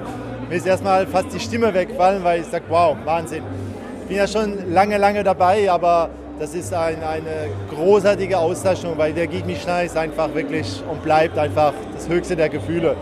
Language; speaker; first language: German; native; German